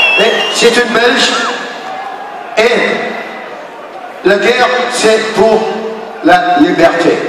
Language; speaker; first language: French; non-native, learner; English